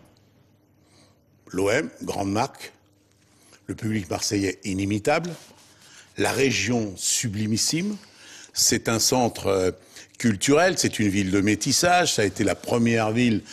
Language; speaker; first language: French; native; French